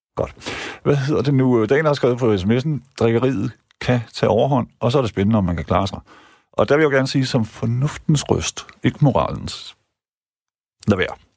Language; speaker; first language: Danish; native; Danish